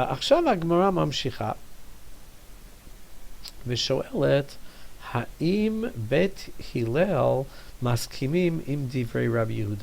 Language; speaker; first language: Hebrew; non-native, fluent; English